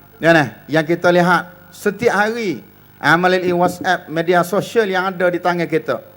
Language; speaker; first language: Malay; native; Malay